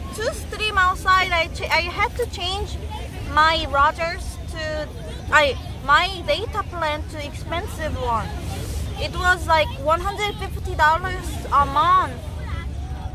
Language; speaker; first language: English; non-native, learner; Korean